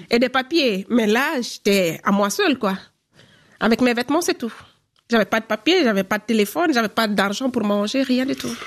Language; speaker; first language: French; non-native, local second language; Fula